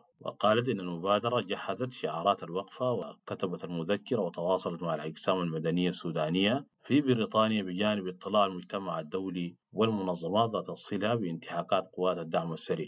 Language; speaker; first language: Arabic; native; Arabic